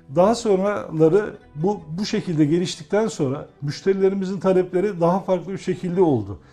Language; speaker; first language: Turkish; native; Turkish